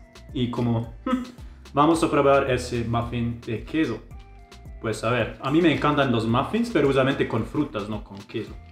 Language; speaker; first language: Spanish; non-native, fluent; German